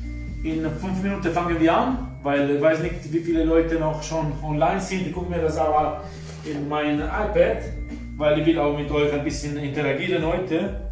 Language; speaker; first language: German; non-native, fluent; Italian